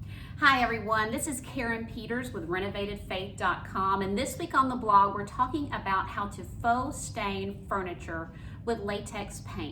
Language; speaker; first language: English; native; English